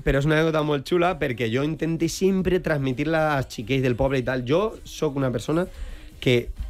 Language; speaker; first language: Catalan; native; Catalan